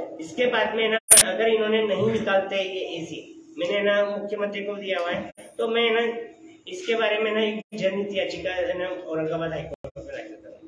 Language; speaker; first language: Hindi; native; Hindi